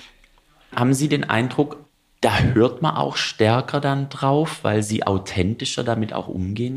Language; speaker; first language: German; native; German